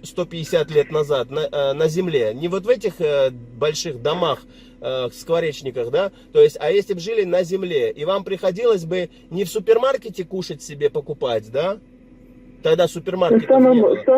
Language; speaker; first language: Russian; native; Russian